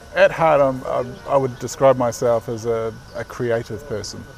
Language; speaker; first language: English; native; English